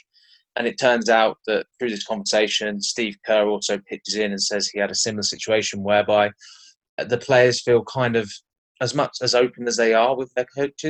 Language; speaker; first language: English; native; English